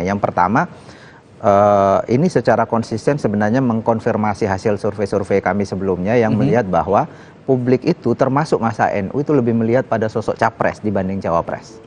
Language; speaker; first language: Indonesian; native; Indonesian